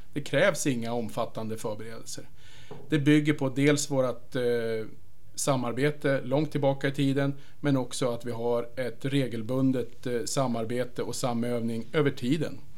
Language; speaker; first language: Swedish; native; Swedish